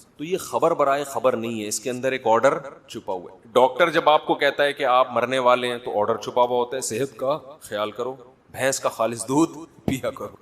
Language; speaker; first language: Urdu; native; Urdu